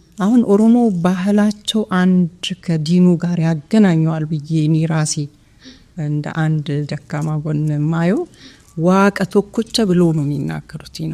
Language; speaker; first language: Amharic; non-native, local second language; Oromo